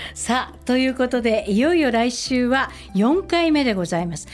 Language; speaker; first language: Japanese; native; Japanese